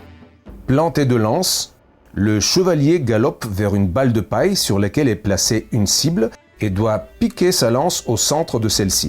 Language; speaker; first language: French; native; French